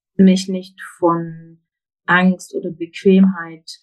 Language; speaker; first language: German; non-native, fluent; English